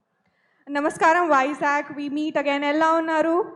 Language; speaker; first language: Telugu; non-native, learner; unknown